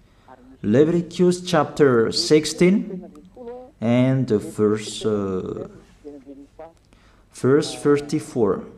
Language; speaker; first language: English; non-native, fluent; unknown